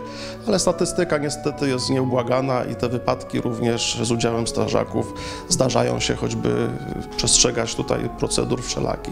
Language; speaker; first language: Polish; native; Polish